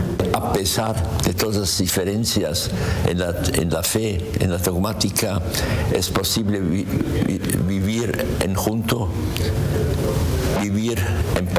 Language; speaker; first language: Spanish; non-native, learner; German